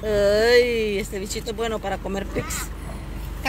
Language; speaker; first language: Spanish; native; Spanish